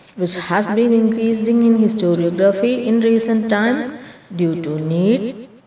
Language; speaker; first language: English; non-native, local second language; Malayalam